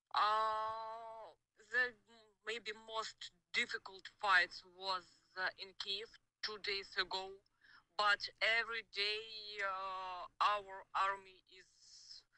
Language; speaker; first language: English; non-native, learner; Ukrainian